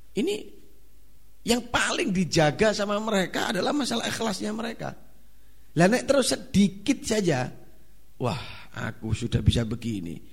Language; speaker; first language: Indonesian; non-native, local second language; Javanese